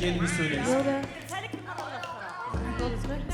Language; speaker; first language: Dutch; early bilingual, other home language; Kinyarwanda